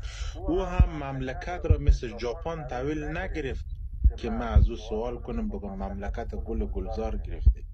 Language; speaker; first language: Persian; native; Persian